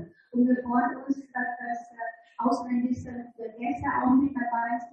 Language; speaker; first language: German; non-native, learner; Vietnamese